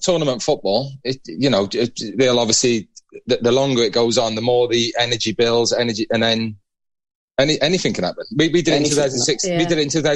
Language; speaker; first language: English; native; English